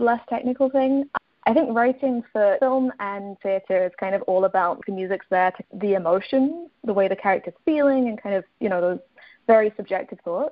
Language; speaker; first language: English; native; English